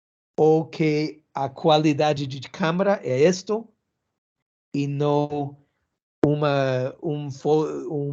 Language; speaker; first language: Portuguese; non-native, learner; English